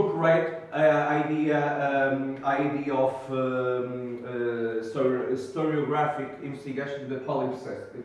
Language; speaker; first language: English; non-native, learner; Portuguese